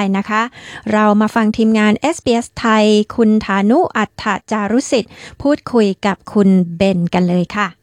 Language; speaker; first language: Thai; native; Thai